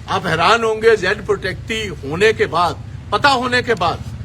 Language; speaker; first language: Hindi; non-native, local second language; Punjabi